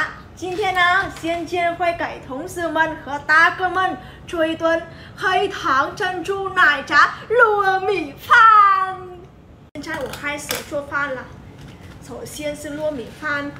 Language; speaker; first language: Chinese; non-native, fluent; Vietnamese